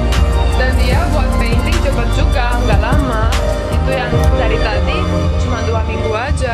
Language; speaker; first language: Indonesian; non-native, learner; Romanian